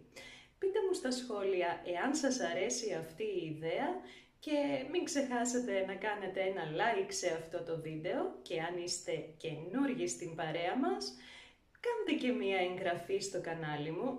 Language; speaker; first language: Greek; native; Greek